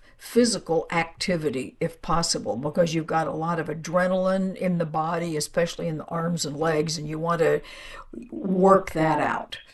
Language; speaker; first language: English; native; English